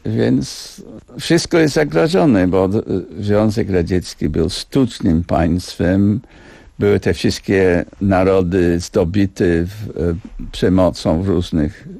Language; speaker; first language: Polish; non-native, fluent; English